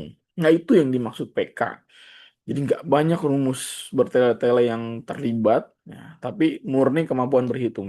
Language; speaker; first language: Indonesian; native; Indonesian